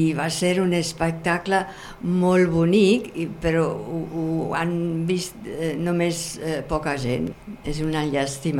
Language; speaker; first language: Catalan; non-native, fluent; German